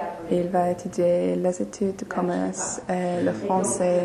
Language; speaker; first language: French; non-native, learner; English